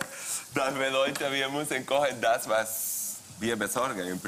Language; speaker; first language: German; non-native, fluent; Spanish